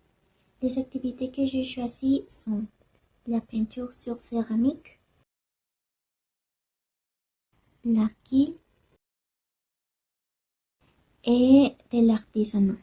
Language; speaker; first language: French; non-native, learner; Spanish